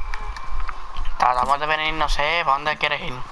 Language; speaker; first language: Spanish; native; Spanish